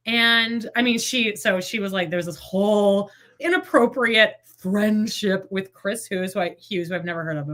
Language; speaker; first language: English; native; English